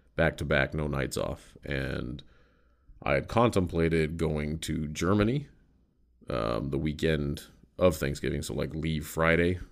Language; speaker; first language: English; native; English